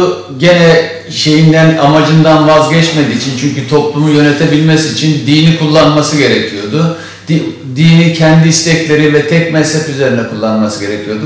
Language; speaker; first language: Turkish; native; Turkish